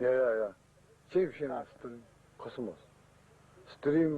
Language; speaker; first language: English; non-native, learner; Japanese